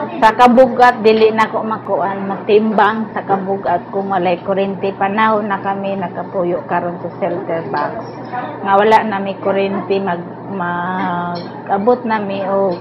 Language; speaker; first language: Cebuano; non-native, local second language; Maranao